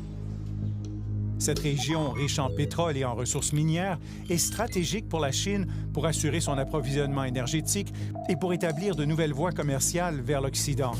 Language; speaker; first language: French; native; French